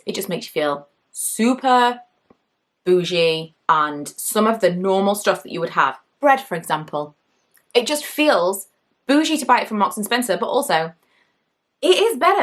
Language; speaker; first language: English; native; English